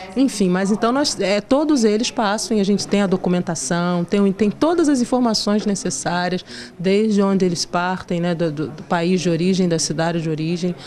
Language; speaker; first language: Portuguese; native; Portuguese